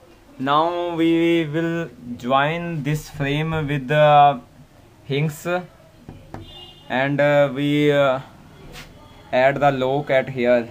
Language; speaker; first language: English; non-native, local second language; Hindi